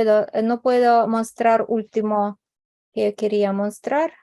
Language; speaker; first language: Spanish; non-native, fluent; Ukrainian